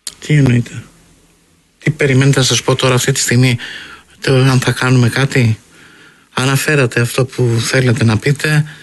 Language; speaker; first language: Greek; native; Greek